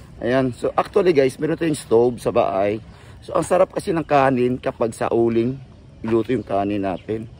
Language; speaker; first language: Filipino; non-native, local second language; Cebuano